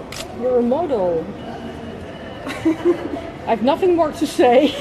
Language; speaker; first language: English; non-native, learner; Dutch